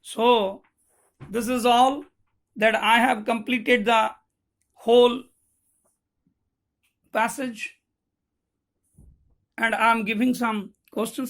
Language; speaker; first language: English; non-native, local second language; Bangla